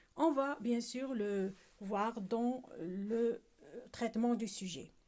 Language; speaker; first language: French; non-native, local second language; Arabic